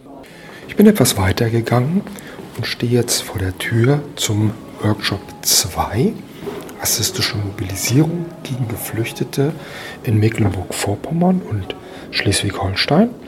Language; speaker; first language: German; native; German